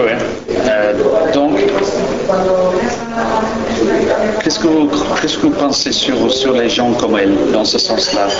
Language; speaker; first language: French; non-native, learner; Spanish